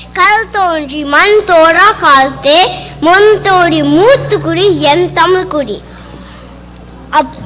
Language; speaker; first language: Tamil; early bilingual, heritage; Tamil